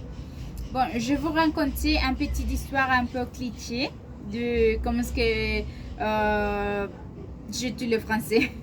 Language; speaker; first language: French; non-native, learner; Spanish